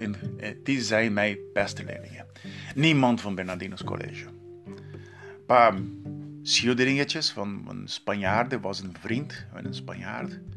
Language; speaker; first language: Dutch; non-native, learner; Portuguese